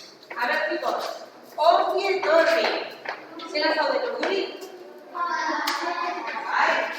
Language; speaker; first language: Basque; non-native, local second language; Spanish